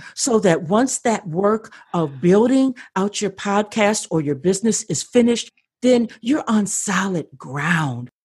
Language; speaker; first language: English; native; English